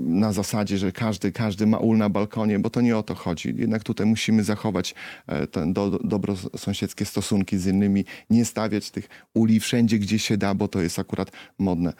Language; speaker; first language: Polish; native; Polish